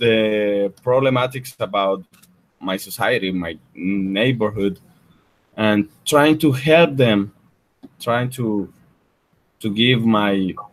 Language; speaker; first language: English; non-native, learner; Spanish